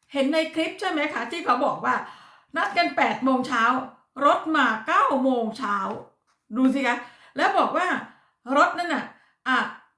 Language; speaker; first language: Thai; native; Thai